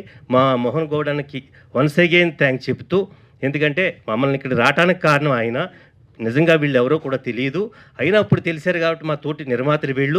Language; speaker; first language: Telugu; native; Telugu